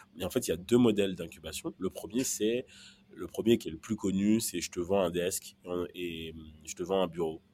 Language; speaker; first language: French; non-native, local second language; Kinyarwanda